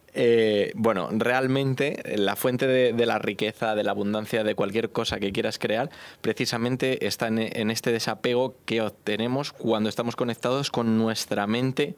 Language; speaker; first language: Spanish; native; Spanish